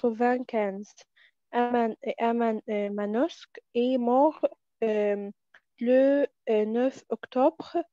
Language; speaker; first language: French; non-native, learner; Arabic